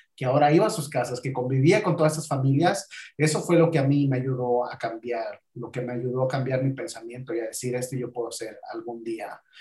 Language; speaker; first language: Spanish; native; Spanish